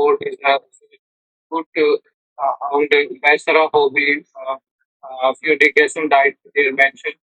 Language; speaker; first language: German; non-native, learner; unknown